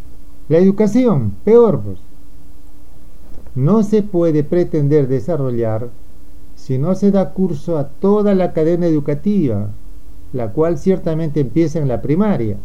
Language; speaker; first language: Spanish; native; Spanish